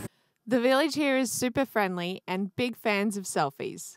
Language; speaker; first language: English; native; English